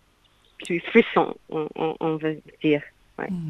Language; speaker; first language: French; non-native, learner; English